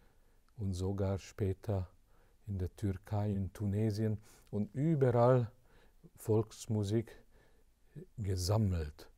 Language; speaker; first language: German; non-native, fluent; Hungarian